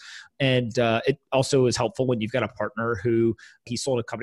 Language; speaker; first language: English; native; English